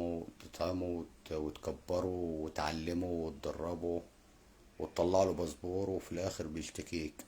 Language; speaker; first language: Arabic; native; Arabic